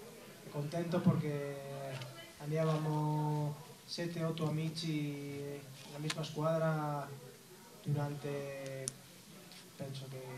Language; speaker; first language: Italian; non-native, learner; Spanish